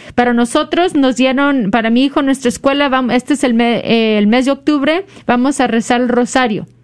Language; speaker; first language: Spanish; early bilingual, heritage; Spanish